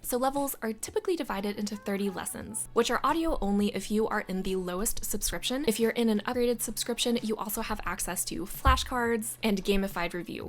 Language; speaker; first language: English; native; English